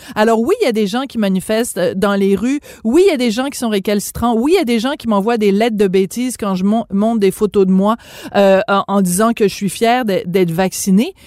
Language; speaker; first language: French; native; French